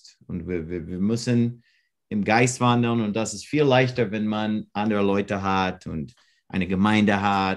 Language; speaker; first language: German; non-native, fluent; English